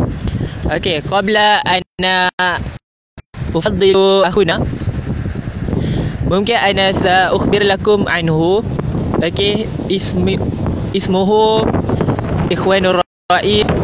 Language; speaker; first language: Arabic; non-native, learner; Indonesian